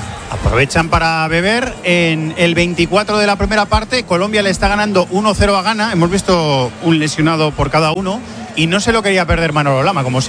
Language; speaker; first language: Spanish; native; Spanish